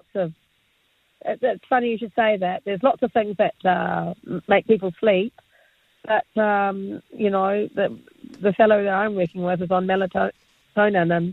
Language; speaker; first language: English; native; English